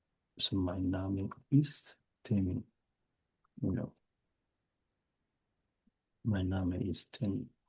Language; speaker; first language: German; non-native, fluent; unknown